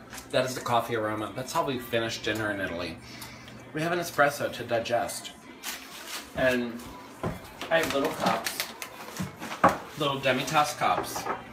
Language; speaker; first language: English; native; English